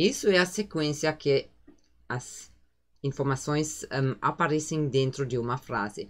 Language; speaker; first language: Portuguese; non-native, fluent; German